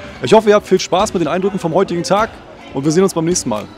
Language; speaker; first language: German; native; German